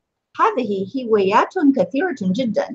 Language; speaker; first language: Arabic; non-native, fluent; English